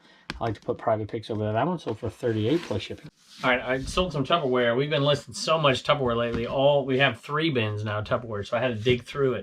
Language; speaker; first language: English; native; English